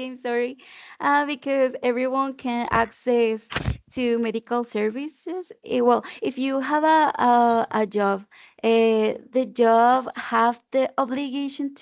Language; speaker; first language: English; non-native, learner; Spanish